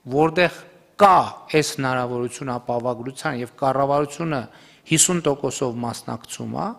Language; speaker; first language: Armenian; native; Armenian